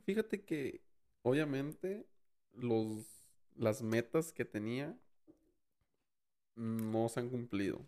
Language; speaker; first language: Spanish; early bilingual, heritage; Spanish